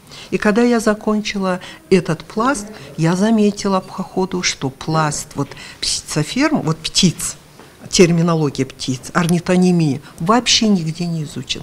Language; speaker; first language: Russian; non-native, local second language; Karachay-Balkar